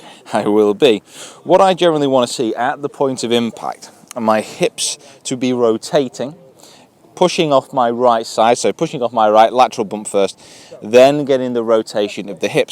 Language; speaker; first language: English; native; English